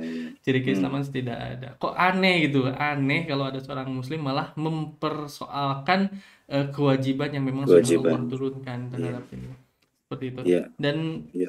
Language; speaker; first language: Indonesian; native; Indonesian